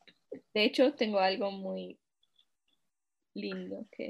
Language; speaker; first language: Spanish; non-native, fluent; English